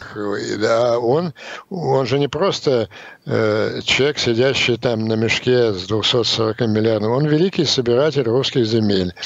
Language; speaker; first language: Russian; native; Russian